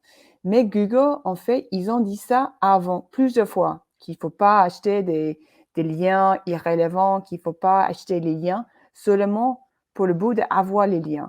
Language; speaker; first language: French; non-native, fluent; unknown